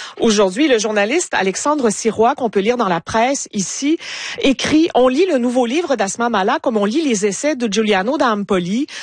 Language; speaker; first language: French; native; French